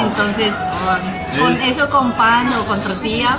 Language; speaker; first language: Spanish; non-native, fluent; Japanese